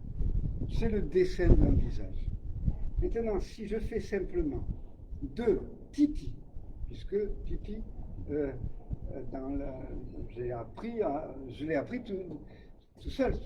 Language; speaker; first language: French; native; French